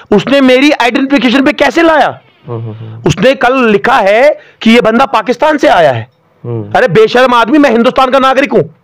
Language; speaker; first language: Urdu; non-native, local second language; Kashmiri